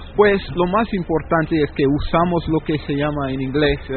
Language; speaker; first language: Spanish; non-native, fluent; English